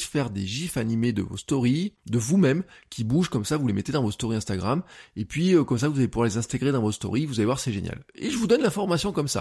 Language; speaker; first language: French; native; French